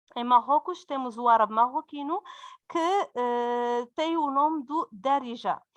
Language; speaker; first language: Portuguese; non-native, fluent; Berber languages